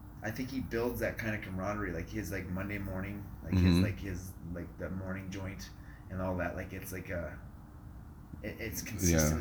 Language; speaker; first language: English; native; English